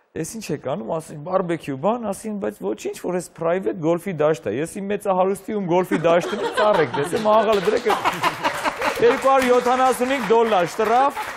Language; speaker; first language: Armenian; native; Armenian